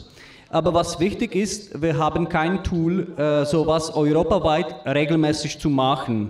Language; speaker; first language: German; non-native, learner; Czech